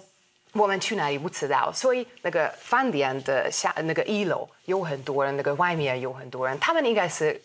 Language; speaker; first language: Chinese; non-native, fluent; Hungarian